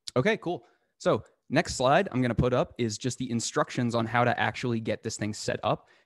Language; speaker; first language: English; native; English